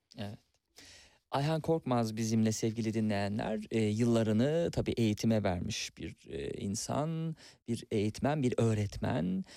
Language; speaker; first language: Turkish; native; Turkish